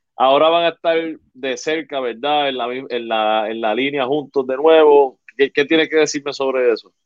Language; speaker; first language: Spanish; native; Spanish